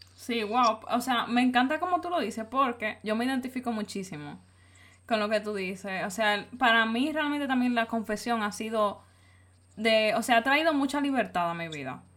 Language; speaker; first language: Spanish; native; Spanish